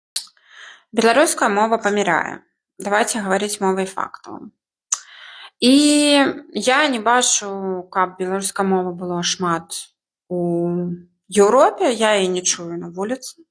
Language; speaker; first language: Belarusian; non-native, local second language; Russian